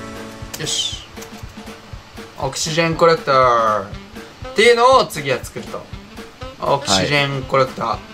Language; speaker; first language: Japanese; native; Japanese